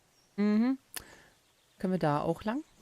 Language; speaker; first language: German; native; German